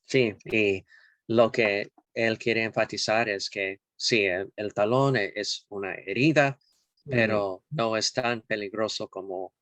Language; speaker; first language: Spanish; non-native, fluent; English